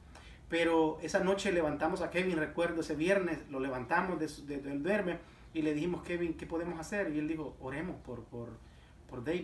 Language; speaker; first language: Spanish; native; Spanish